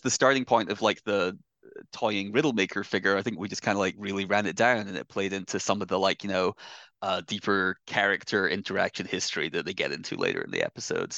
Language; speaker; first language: English; native; English